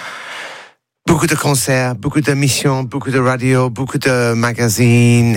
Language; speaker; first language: French; non-native, learner; English